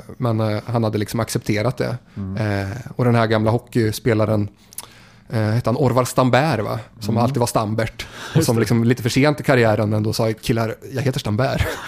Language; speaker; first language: Swedish; native; Swedish